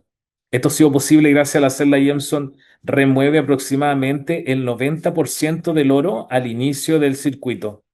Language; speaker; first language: Spanish; native; Spanish